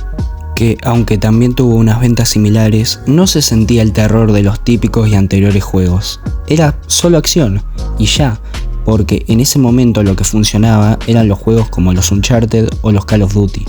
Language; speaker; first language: Spanish; native; Spanish